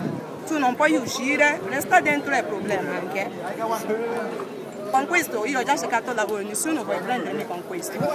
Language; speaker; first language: Italian; non-native, learner; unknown